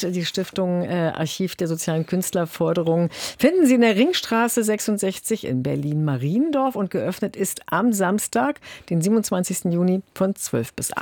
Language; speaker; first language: German; native; German